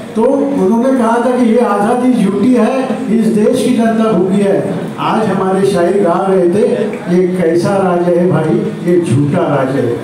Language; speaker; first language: Hindi; non-native, local second language; Marathi